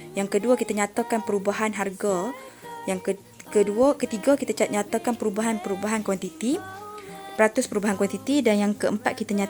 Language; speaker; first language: Malay; native; Malay